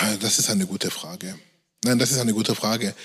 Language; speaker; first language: German; non-native, fluent; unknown